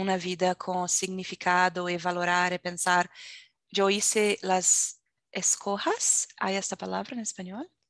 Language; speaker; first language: Spanish; non-native, fluent; Portuguese